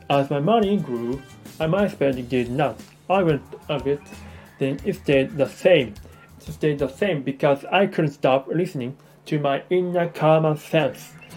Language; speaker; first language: English; non-native, learner; Japanese